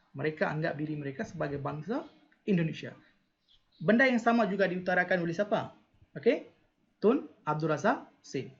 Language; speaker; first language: Malay; non-native, local second language; Tamil